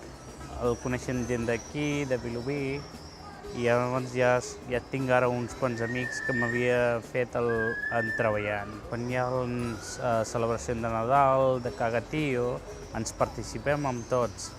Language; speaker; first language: Catalan; non-native, learner; Punjabi